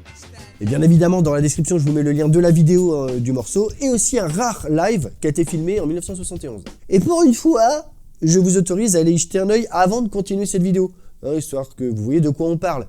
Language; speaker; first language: French; native; French